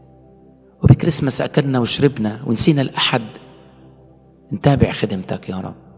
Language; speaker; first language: Arabic; native; Arabic